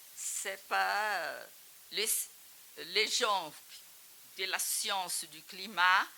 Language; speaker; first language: French; non-native, fluent; Portuguese